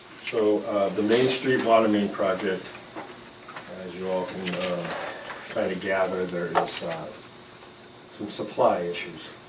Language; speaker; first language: English; native; English